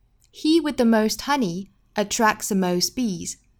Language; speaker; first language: English; non-native, fluent; Chinese